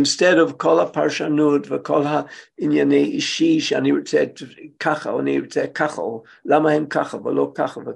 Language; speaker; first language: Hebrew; non-native, fluent; English